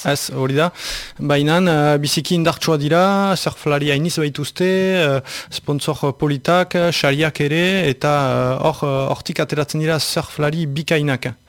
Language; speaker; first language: Basque; native; Basque